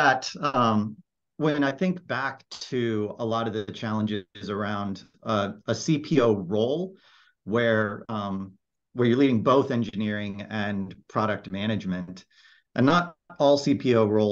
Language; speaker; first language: English; native; English